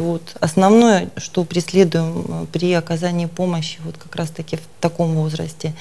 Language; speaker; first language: Russian; native; Russian